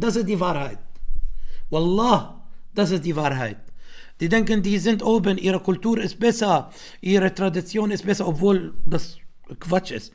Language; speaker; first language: German; non-native, fluent; Arabic